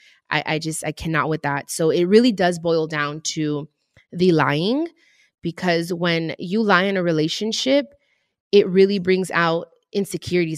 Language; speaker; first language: English; early bilingual, other home language; Spanish